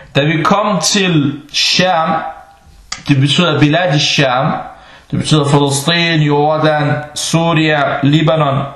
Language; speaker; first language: Danish; non-native, fluent; Arabic